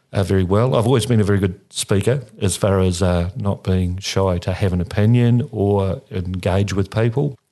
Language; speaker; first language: English; native; English